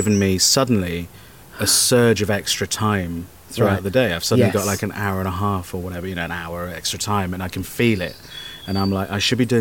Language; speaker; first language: English; native; English